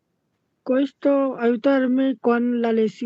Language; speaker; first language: Italian; non-native, learner; Bangla